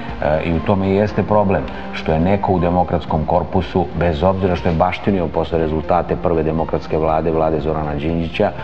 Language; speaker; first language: Serbian; native; Serbian